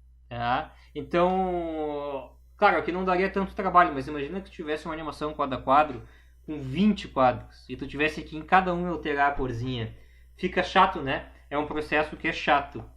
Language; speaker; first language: Portuguese; native; Portuguese